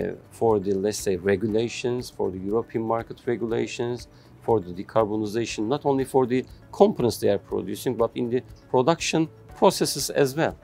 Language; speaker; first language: English; non-native, fluent; Turkish